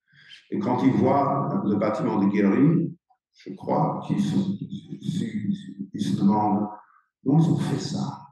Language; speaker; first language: French; non-native, fluent; English